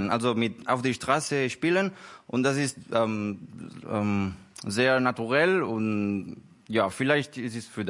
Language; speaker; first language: German; non-native, learner; Spanish